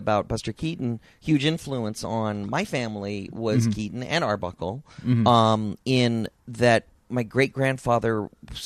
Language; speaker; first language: English; native; English